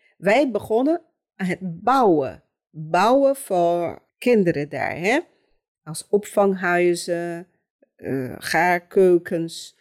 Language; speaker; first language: Dutch; non-native, fluent; Portuguese